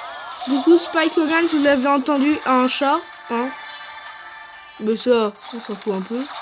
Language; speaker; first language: French; native; French